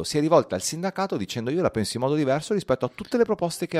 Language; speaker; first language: Italian; native; Italian